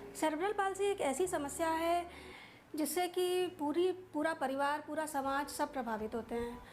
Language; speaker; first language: Hindi; native; Hindi